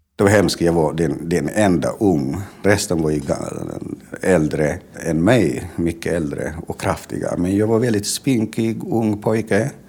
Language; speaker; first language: Swedish; non-native, fluent; Tigrinya